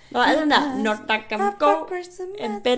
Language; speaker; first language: Danish; native; Danish